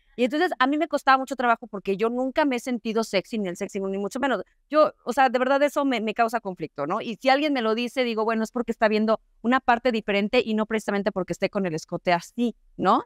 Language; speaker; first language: Spanish; native; Spanish